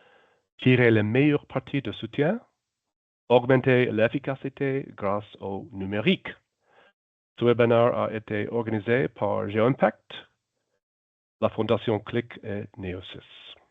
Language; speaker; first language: French; non-native, local second language; German